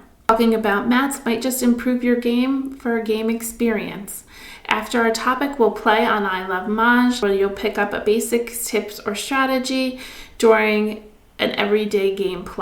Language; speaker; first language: English; native; English